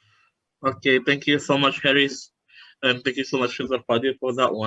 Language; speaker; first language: English; non-native, fluent; Indonesian